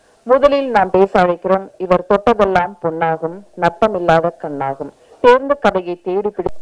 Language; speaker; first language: Tamil; native; Tamil